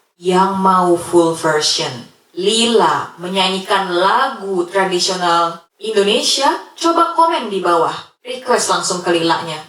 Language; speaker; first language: Indonesian; native; Indonesian